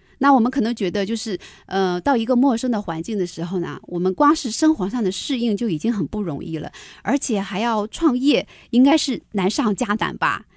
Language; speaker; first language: Chinese; native; Chinese